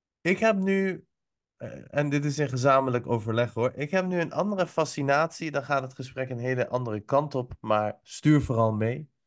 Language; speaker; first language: Dutch; early bilingual, other home language; Persian